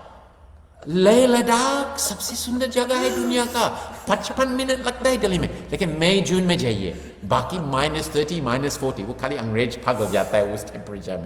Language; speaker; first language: Hindi; non-native, fluent; English